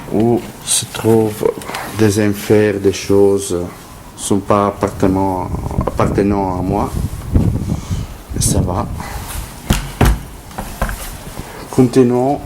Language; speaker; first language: French; non-native, learner; Italian